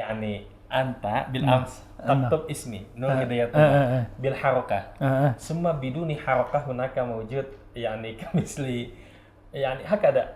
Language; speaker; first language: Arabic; non-native, learner; Indonesian